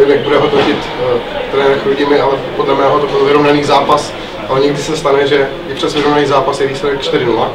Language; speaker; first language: Russian; non-native, learner; Czech